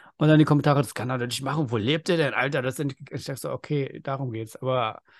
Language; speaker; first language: German; early bilingual, other home language; Persian